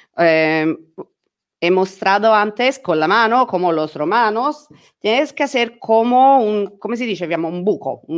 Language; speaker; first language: Spanish; non-native, learner; Italian